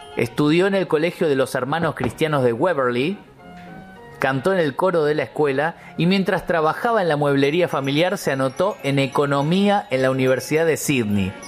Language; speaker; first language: Spanish; native; Spanish